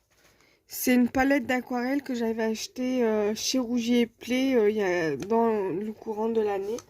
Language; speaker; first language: French; native; French